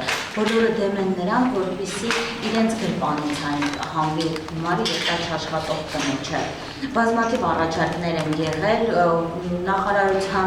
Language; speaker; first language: Armenian; native; Armenian